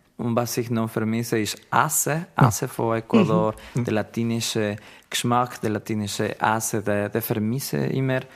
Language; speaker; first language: German; non-native, learner; Spanish